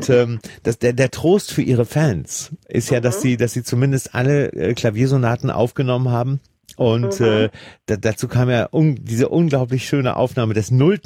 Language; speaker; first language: German; native; German